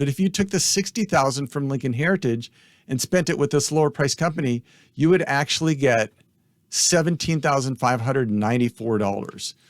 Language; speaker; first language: English; native; English